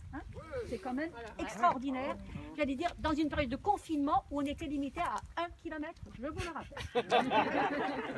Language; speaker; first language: French; native; French